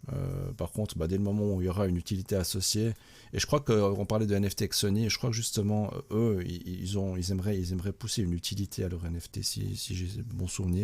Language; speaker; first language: French; native; French